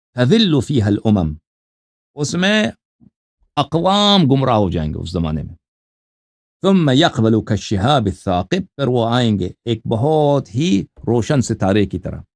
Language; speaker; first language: Urdu; non-native, fluent; Persian